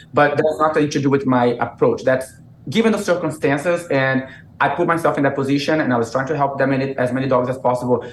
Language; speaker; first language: English; non-native, fluent; Portuguese